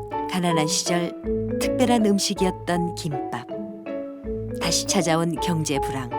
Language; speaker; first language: Korean; native; Korean